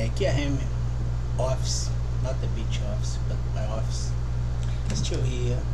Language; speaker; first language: English; non-native, learner; Portuguese